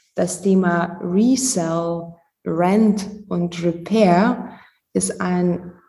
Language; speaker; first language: German; non-native, fluent; Lithuanian